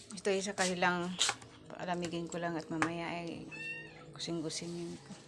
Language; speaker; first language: Filipino; non-native, local second language; Cebuano